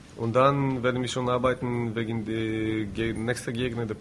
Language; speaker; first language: German; non-native, fluent; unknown